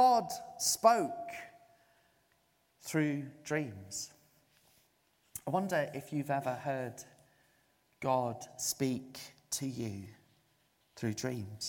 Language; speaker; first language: English; native; English